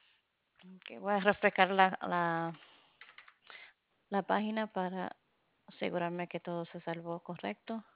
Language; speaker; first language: Spanish; non-native, fluent; English